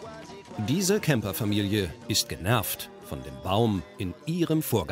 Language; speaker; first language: German; native; German